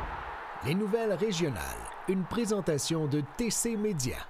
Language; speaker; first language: French; native; French